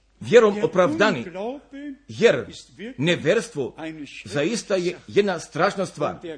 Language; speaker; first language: Croatian; early bilingual, heritage; Croatian